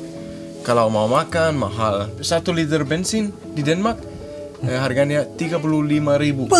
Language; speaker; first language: Indonesian; non-native, learner; Danish